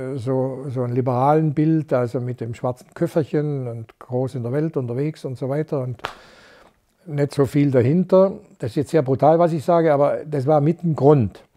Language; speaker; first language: German; native; German